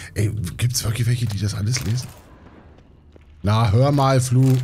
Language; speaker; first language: German; native; German